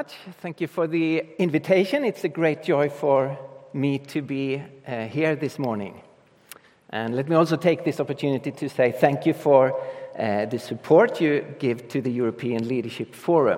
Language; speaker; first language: English; non-native, fluent; Swedish